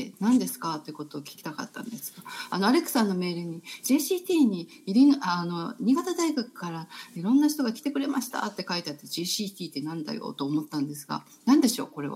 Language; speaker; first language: Japanese; native; Japanese